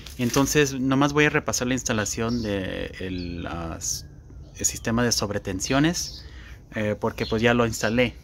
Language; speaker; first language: Spanish; early bilingual, heritage; Spanish